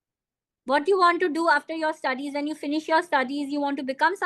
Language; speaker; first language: English; non-native, fluent; Hindi